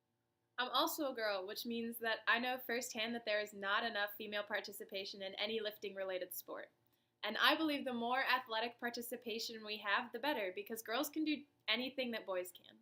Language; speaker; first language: English; native; English